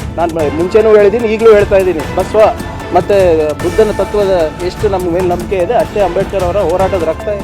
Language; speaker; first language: Kannada; native; Kannada